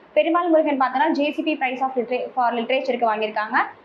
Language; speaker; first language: English; non-native, local second language; Tamil